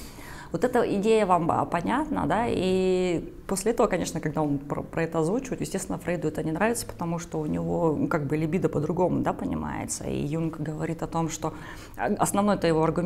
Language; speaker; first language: Russian; native; Russian